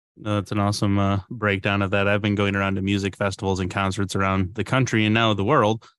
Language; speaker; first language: English; native; English